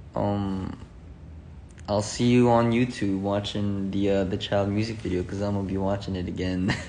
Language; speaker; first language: English; early bilingual, other home language; Korean